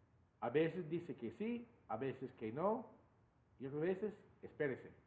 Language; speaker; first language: Spanish; non-native, fluent; English